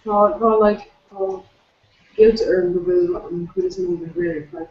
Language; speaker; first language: Irish; non-native, local second language; English